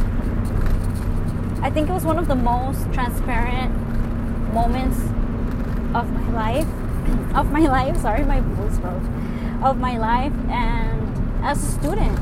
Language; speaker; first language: English; early bilingual, other home language; Spanish